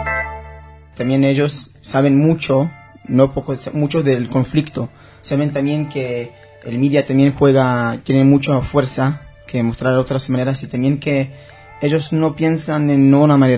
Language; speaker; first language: Spanish; non-native, learner; Hebrew